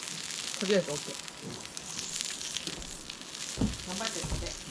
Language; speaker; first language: Japanese; native; Japanese